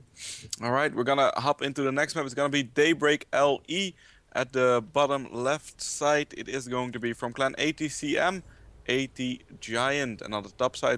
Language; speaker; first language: English; non-native, fluent; Dutch